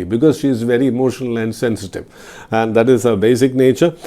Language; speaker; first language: English; non-native, local second language; Malayalam